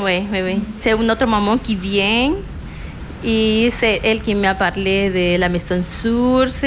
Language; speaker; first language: French; non-native, learner; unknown